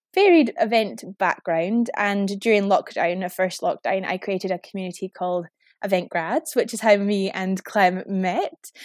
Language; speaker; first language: English; native; English